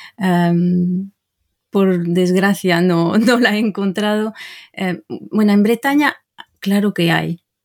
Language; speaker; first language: Spanish; non-native, fluent; French